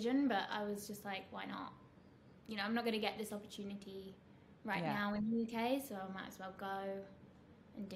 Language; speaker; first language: English; native; English